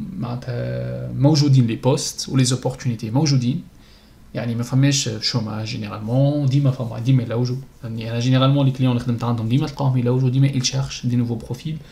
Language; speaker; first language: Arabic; native; Arabic